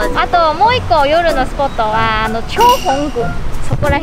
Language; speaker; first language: Japanese; non-native, fluent; Chinese